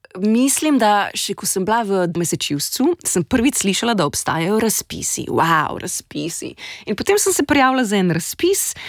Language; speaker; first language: Slovenian; native; Slovenian